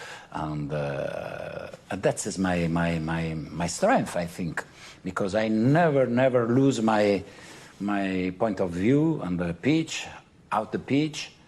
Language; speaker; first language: English; non-native, fluent; Italian